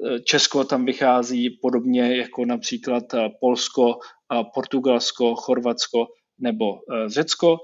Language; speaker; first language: Czech; native; Czech